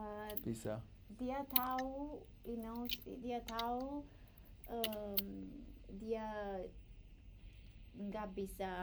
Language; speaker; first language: Indonesian; non-native, learner; English